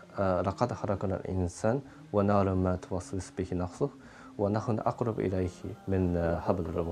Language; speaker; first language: Arabic; non-native, learner; Japanese